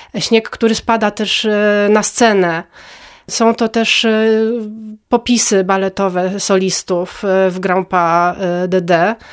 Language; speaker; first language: Polish; native; Polish